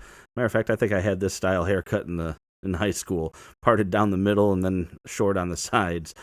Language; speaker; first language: English; native; English